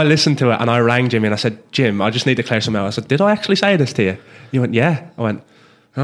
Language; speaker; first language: English; native; English